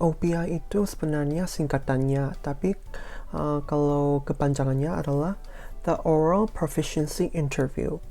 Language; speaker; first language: Indonesian; non-native, fluent; Korean